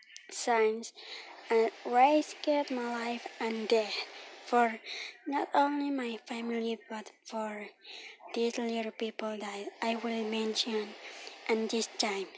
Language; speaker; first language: English; non-native, learner; Spanish